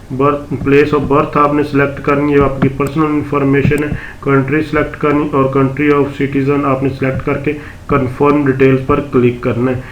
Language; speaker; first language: Urdu; non-native, local second language; Punjabi